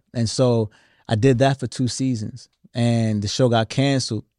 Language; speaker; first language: English; native; English